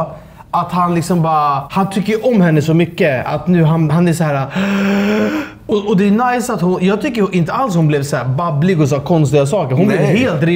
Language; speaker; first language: Swedish; native; Swedish